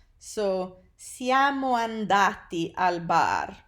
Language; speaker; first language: Italian; non-native, fluent; English